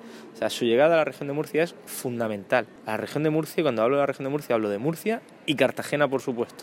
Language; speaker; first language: Spanish; native; Spanish